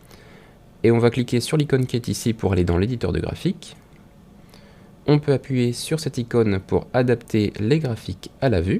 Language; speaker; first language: French; native; French